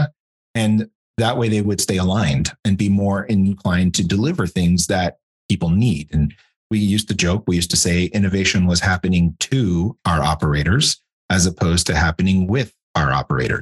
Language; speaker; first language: English; native; English